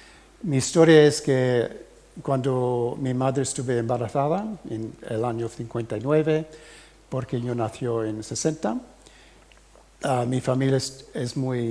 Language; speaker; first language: Spanish; early bilingual, heritage; English